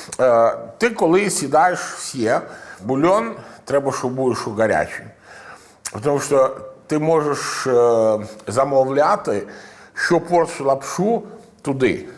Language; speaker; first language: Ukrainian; non-native, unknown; Italian